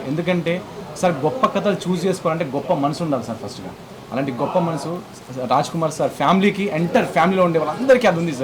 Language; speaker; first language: Telugu; native; Telugu